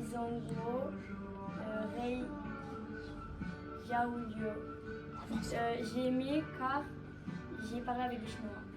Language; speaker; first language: French; non-native, learner; Chinese